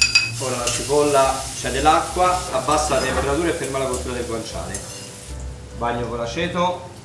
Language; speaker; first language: Italian; native; Italian